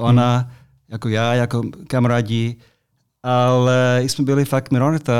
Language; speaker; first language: Czech; non-native, fluent; English